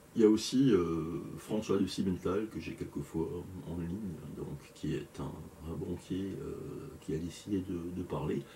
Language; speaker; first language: French; native; French